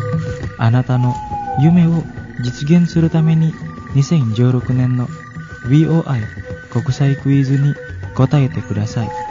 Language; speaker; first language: Japanese; non-native, fluent; Indonesian